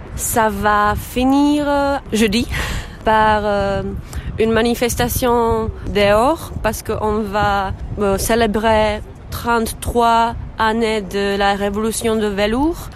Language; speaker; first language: French; non-native, fluent; Czech